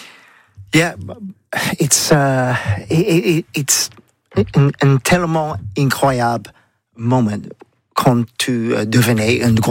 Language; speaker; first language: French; non-native, learner; English